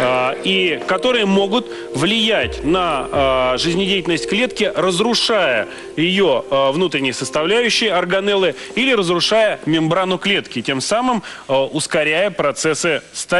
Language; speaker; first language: Russian; native; Russian